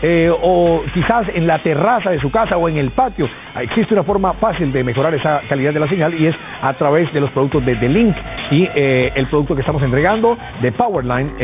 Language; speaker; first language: Spanish; native; Spanish